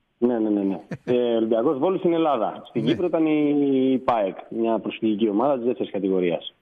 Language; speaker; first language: Greek; native; Greek